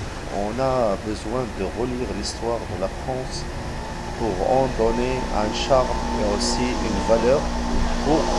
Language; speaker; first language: French; non-native, local second language; Arabic